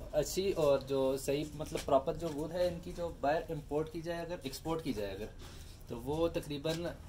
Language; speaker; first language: Urdu; non-native, local second language; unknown